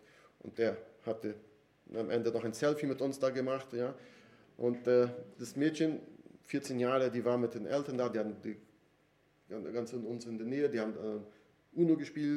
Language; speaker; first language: German; non-native, fluent; Portuguese